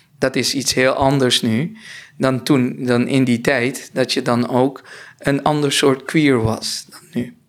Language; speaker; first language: Dutch; non-native, local second language; Papiamento